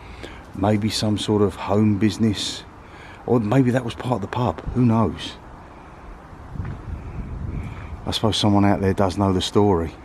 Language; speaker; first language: English; native; English